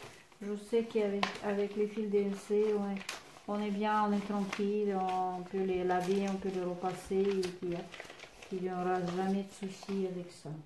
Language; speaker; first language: French; non-native, fluent; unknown